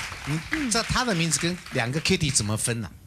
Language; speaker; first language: Chinese; native; Chinese